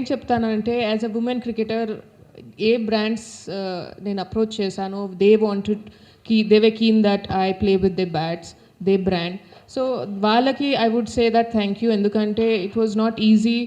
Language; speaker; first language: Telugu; non-native, local second language; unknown